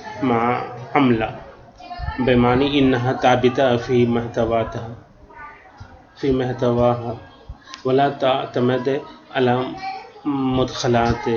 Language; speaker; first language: Arabic; non-native, learner; Urdu